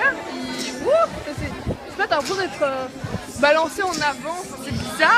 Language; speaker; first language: French; native; French